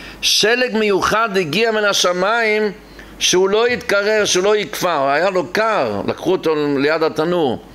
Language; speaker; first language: Hebrew; non-native, local second language; Yiddish